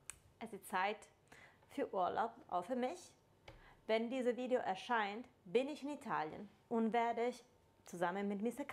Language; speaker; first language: German; non-native, fluent; Italian